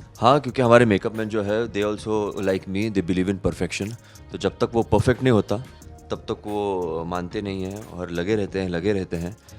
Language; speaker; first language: Hindi; non-native, local second language; Marathi